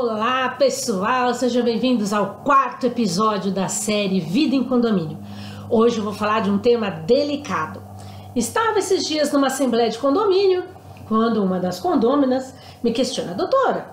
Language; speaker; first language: Portuguese; native; Portuguese